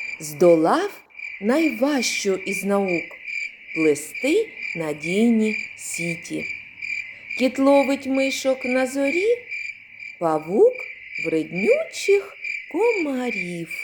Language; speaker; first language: Ukrainian; native; Ukrainian